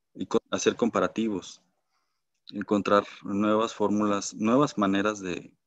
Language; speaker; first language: Spanish; native; Spanish